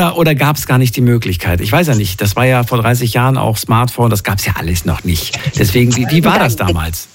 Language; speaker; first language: German; native; German